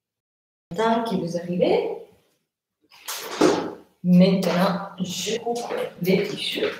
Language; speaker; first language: French; non-native, fluent; Italian